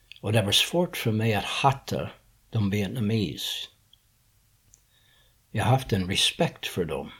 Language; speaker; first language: Swedish; non-native, fluent; English